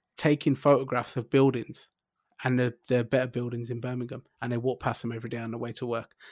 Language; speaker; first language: English; native; English